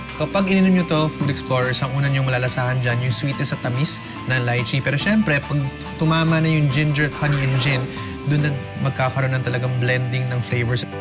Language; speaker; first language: Filipino; native; Filipino